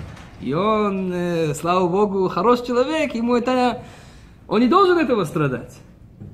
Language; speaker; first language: Russian; early bilingual, heritage; Russian